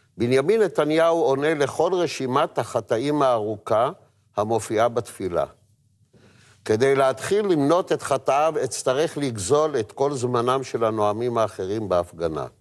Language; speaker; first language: Hebrew; native; Hebrew